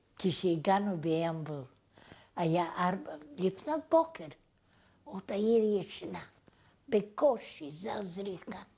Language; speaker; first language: Hebrew; non-native, fluent; Bulgarian